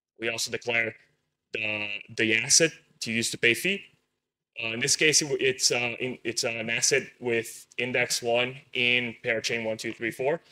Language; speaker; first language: English; non-native, fluent; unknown